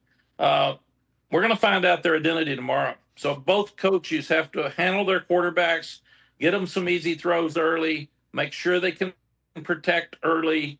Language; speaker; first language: English; native; English